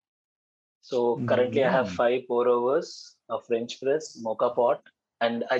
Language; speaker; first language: English; non-native, local second language; Telugu